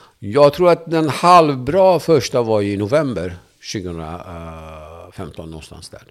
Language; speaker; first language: Swedish; non-native, fluent; Kurdish